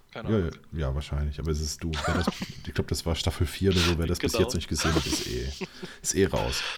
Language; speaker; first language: German; native; German